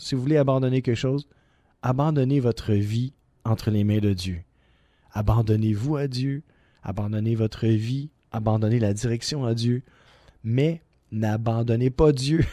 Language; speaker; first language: French; native; French